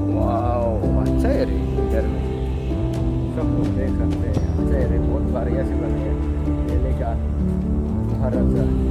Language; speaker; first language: Hindi; non-native, local second language; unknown